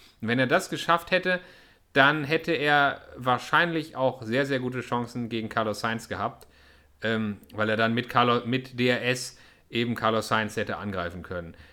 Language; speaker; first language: German; native; German